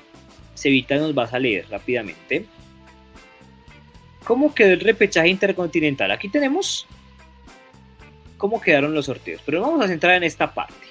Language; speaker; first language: Spanish; native; Spanish